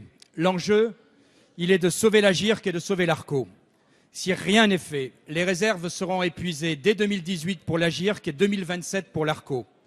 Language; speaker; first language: French; native; French